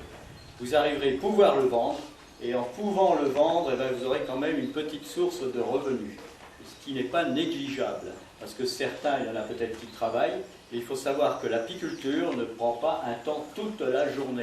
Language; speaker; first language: French; native; French